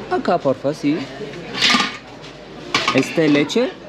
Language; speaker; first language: Spanish; non-native, learner; Turkish